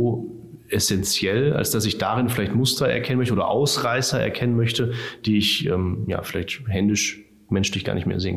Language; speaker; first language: German; native; German